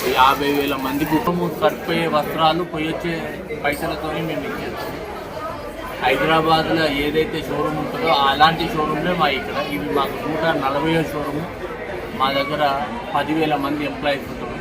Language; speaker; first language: Telugu; native; Telugu